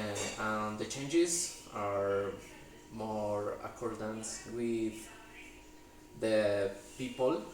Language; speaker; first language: English; non-native, learner; Spanish